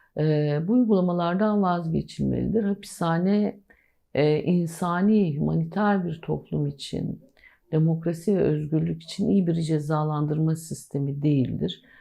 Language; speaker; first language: Turkish; native; Turkish